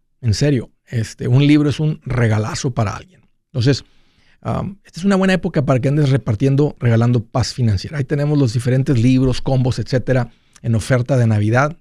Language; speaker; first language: Spanish; native; Spanish